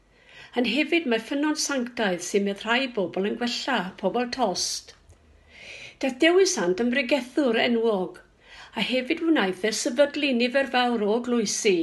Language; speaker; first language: Welsh; non-native, local second language; English